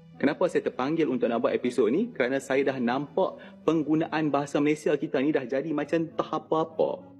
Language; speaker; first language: Malay; native; Malay